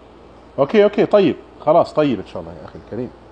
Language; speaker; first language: Arabic; non-native, fluent; German